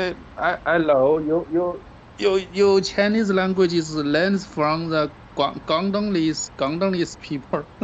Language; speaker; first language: English; non-native, learner; Chinese